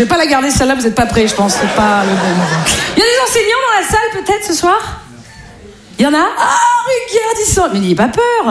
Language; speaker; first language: French; native; French